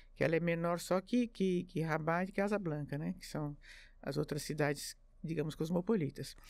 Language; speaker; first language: Portuguese; early bilingual, other home language; French